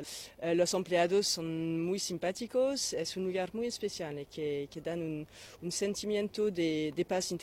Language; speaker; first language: Spanish; non-native, fluent; French